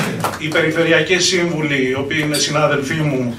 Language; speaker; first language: Greek; native; Greek